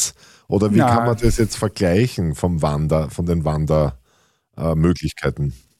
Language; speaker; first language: German; native; German